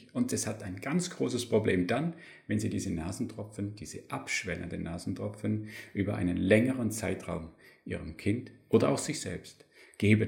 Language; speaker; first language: German; native; German